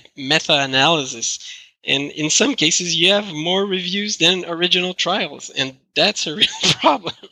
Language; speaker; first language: English; non-native, fluent; French